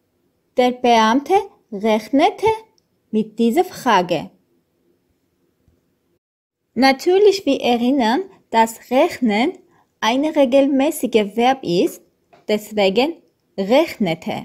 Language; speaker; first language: German; non-native, fluent; Armenian